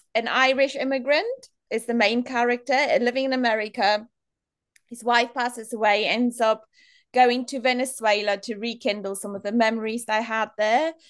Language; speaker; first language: English; non-native, local second language; Afrikaans